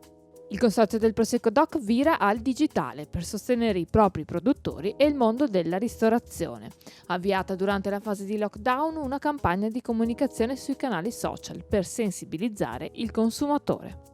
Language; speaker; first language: Italian; native; Italian